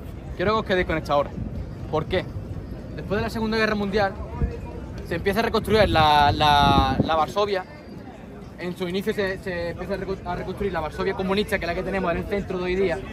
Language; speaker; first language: Spanish; native; Spanish